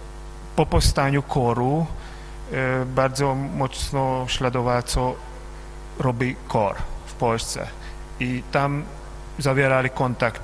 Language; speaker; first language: Polish; non-native, fluent; Hungarian